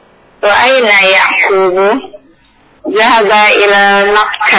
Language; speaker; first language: Arabic; non-native, learner; Indonesian